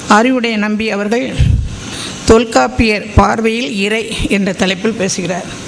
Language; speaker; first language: Tamil; native; Tamil